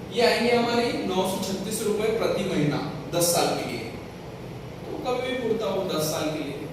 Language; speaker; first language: Hindi; non-native, local second language; Marathi